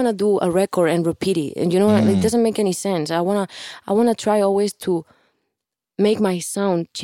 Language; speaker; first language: English; non-native, fluent; Spanish